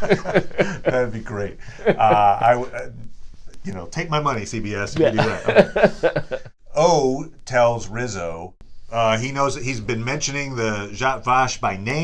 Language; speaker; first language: English; native; English